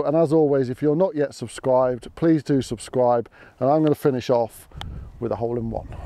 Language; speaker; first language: English; native; English